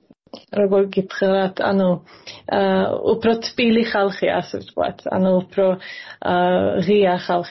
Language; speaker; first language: Georgian; early bilingual, heritage; Georgian